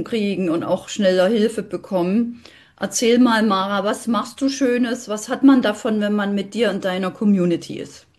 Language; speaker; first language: German; native; German